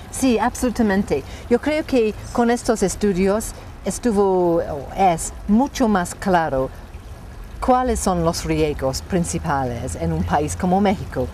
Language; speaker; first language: Spanish; non-native, fluent; English